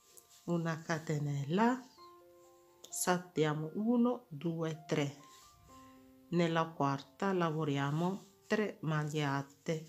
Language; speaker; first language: Italian; non-native, fluent; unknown